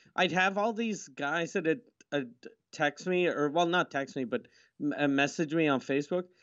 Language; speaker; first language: English; non-native, fluent; French